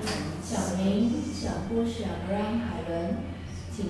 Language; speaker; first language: Chinese; non-native, learner; Vietnamese